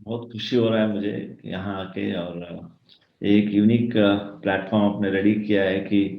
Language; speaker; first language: Hindi; non-native, local second language; Kannada